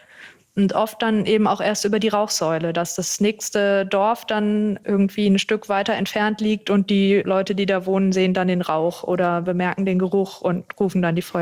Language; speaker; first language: German; native; German